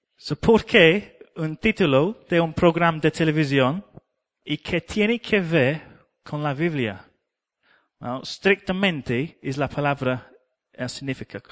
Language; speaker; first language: Spanish; non-native, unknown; English